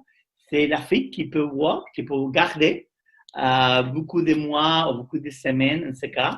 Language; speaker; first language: French; non-native, learner; Spanish